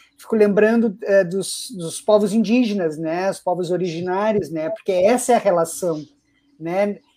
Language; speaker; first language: Portuguese; native; Portuguese